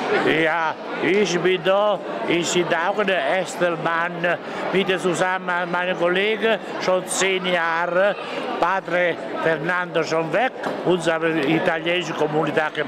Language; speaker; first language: German; non-native, learner; Italian